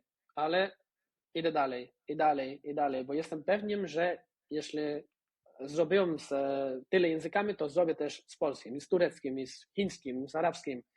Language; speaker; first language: Polish; non-native, fluent; Spanish